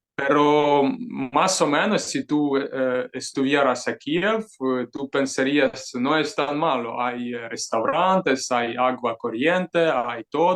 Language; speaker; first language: Spanish; non-native, fluent; Ukrainian